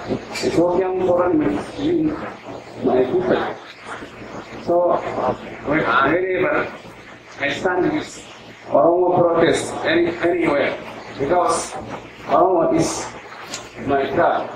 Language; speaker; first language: English; non-native, learner; Oromo